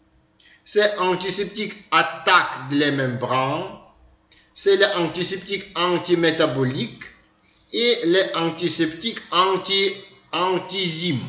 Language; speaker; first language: French; non-native, learner; Ukrainian